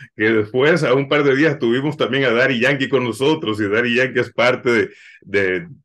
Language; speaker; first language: Spanish; native; Spanish